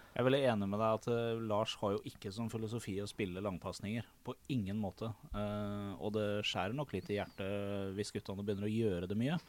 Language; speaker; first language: Norwegian; native; Norwegian